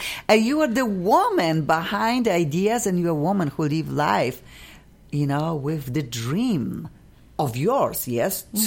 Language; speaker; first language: English; non-native, fluent; Polish